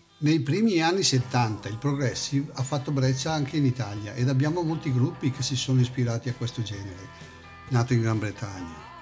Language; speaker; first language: Italian; native; Italian